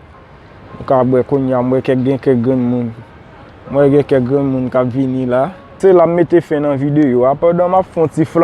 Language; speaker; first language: French; non-native, learner; Haitian Creole